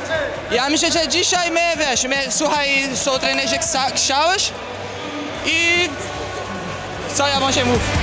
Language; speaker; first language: Polish; non-native, learner; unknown